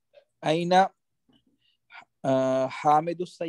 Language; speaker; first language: Arabic; non-native, learner; Urdu